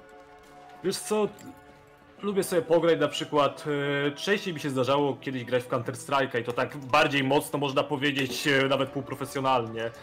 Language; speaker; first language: Polish; native; Polish